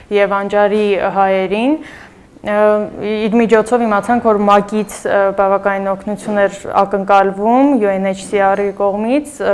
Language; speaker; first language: Armenian; native; Armenian